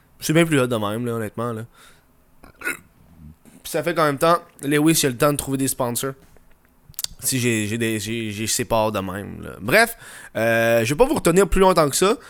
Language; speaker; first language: French; native; French